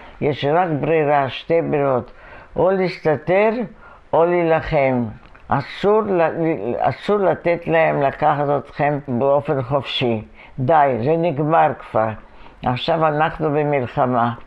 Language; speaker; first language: Hebrew; non-native, fluent; Polish